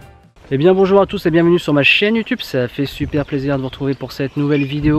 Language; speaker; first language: French; native; French